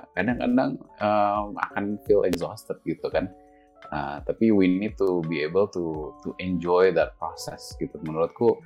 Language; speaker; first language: Indonesian; native; Indonesian